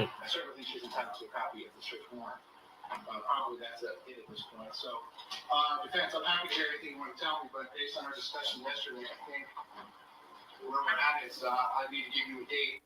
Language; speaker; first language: English; native; English